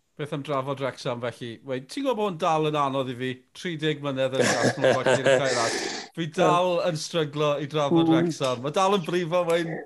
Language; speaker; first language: Welsh; native; Welsh